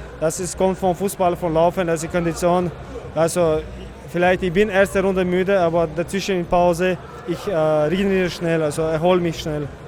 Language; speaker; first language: German; non-native, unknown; Czech